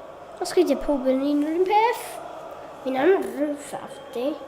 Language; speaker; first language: Welsh; native; Welsh